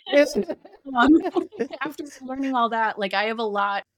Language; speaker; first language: English; native; English